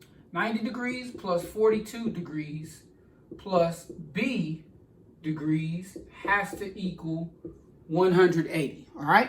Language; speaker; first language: English; native; English